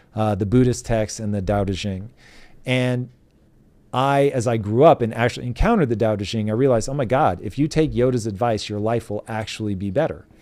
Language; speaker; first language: English; native; English